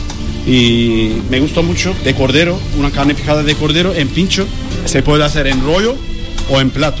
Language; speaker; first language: Spanish; non-native, learner; Turkish